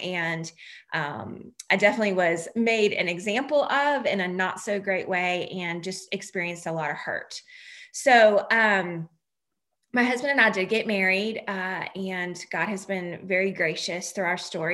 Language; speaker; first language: English; native; English